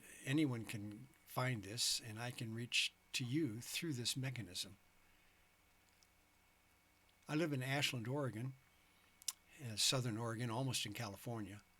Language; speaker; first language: English; native; English